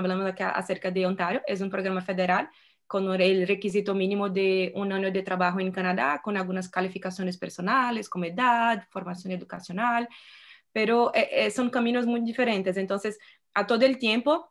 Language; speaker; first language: Spanish; non-native, fluent; Portuguese